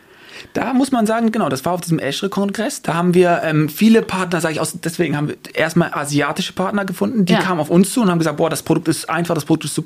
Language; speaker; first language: German; native; German